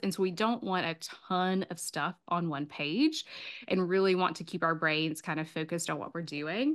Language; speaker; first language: English; native; English